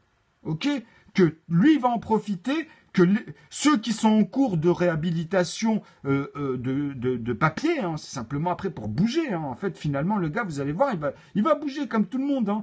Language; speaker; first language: French; native; French